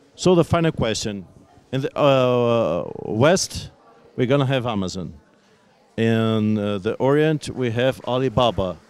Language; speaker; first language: English; non-native, fluent; Portuguese